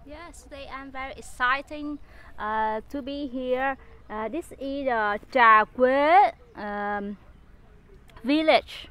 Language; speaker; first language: English; non-native, fluent; Vietnamese